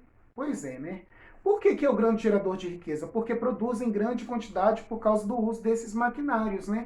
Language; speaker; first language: Portuguese; native; Portuguese